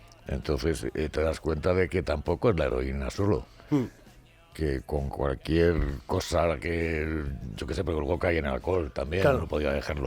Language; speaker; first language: Spanish; native; Spanish